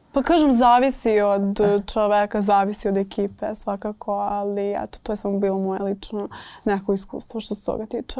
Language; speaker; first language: Croatian; non-native, fluent; English